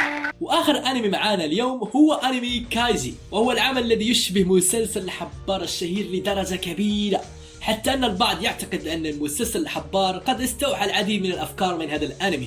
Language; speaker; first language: Arabic; native; Arabic